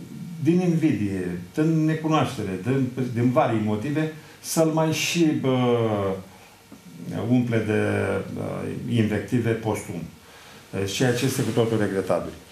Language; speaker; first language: Romanian; native; Romanian